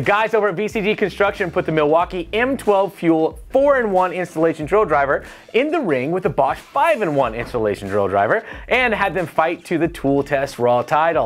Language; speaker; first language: English; native; English